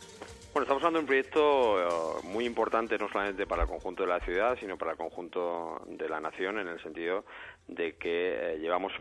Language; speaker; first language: Spanish; native; Spanish